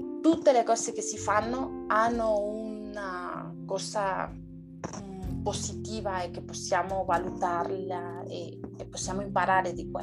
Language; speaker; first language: Italian; non-native, learner; Spanish